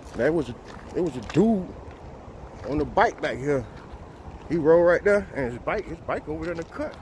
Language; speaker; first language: English; native; English